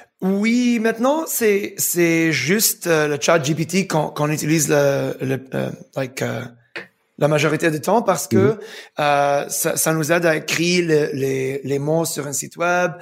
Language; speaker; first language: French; non-native, fluent; English